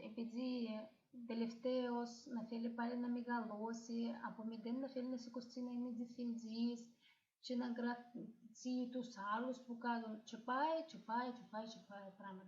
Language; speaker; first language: Greek; non-native, fluent; Ukrainian